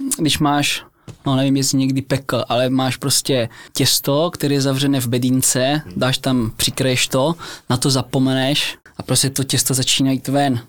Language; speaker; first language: Czech; early bilingual, heritage; Czech